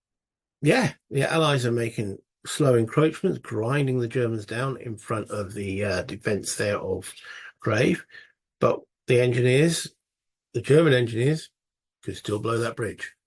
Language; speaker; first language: English; native; English